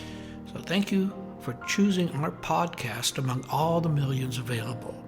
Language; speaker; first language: English; native; English